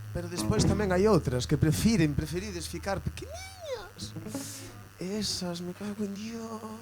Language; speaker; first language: Galician; native; Galician